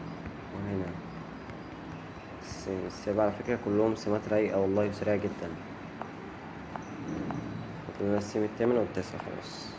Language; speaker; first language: Arabic; native; Arabic